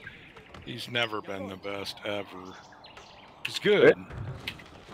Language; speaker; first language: English; native; English